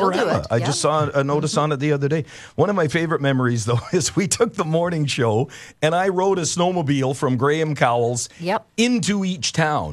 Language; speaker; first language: English; native; English